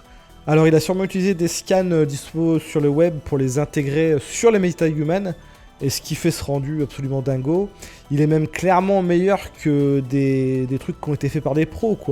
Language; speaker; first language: French; native; French